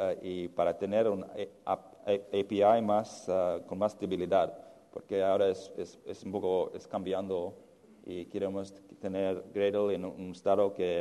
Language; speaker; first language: Spanish; non-native, fluent; English